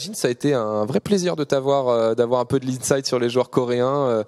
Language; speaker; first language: French; native; French